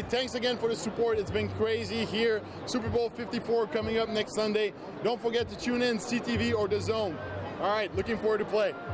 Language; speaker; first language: English; non-native, fluent; French